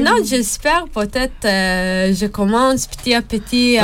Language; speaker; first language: French; non-native, learner; Hebrew